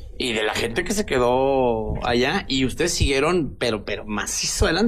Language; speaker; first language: Spanish; native; Spanish